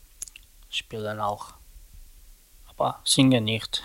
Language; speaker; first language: German; non-native, learner; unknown